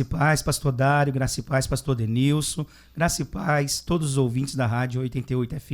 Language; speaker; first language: Portuguese; native; Portuguese